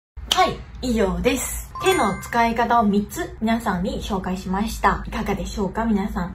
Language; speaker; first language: Japanese; non-native, fluent; Chinese